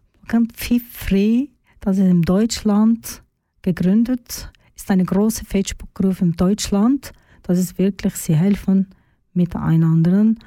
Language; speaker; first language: German; non-native, learner; Turkish